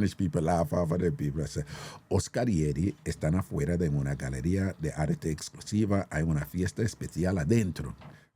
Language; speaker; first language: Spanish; non-native, learner; English